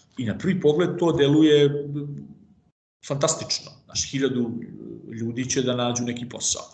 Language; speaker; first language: Bosnian; native; Bosnian